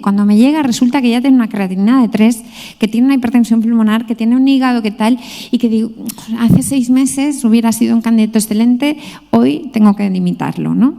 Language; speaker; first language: Spanish; native; Spanish